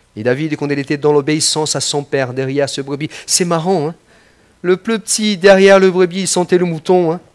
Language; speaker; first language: French; non-native, fluent; Portuguese